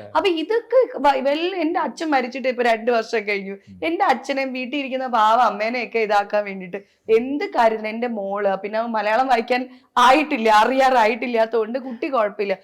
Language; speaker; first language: Malayalam; native; Malayalam